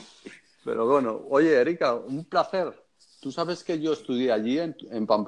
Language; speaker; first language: Spanish; native; Spanish